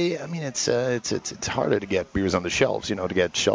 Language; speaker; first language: English; non-native, fluent; Italian